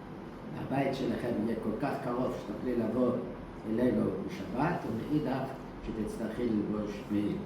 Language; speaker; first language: Hebrew; early bilingual, other home language; Dutch